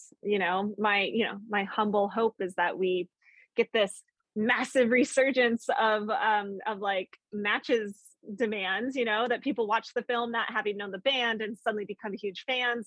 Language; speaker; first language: English; native; English